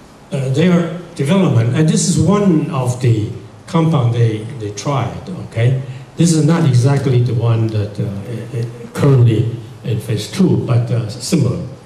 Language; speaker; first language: English; non-native, fluent; Chinese